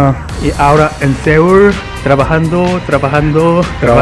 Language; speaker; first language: Spanish; non-native, learner; Korean